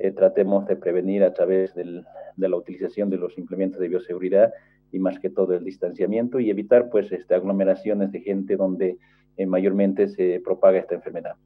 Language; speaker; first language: Spanish; native; Spanish